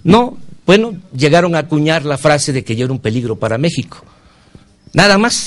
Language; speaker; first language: Spanish; native; Spanish